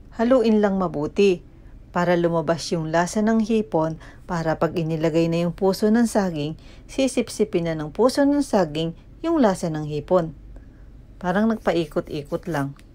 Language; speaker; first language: Filipino; native; Filipino